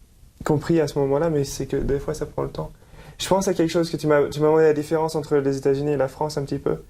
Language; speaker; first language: French; native; French